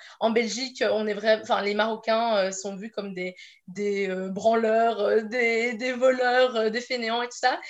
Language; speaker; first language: French; native; French